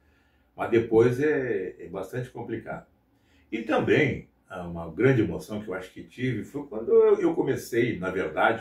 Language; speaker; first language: Portuguese; native; Portuguese